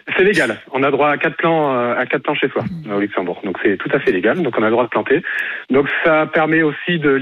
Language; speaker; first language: French; native; French